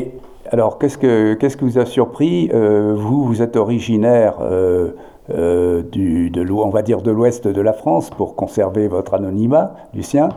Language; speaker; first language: French; native; French